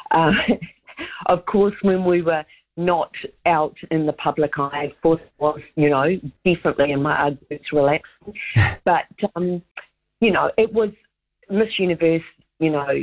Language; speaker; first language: English; native; English